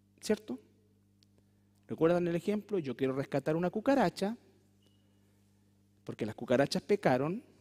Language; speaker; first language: Spanish; native; Spanish